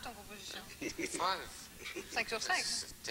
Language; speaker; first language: French; non-native, learner; Russian